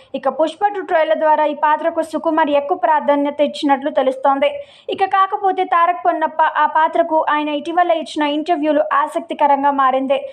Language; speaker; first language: Telugu; native; Telugu